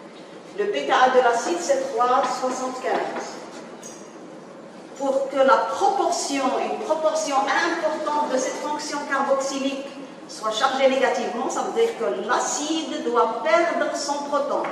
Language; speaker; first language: French; non-native, local second language; Arabic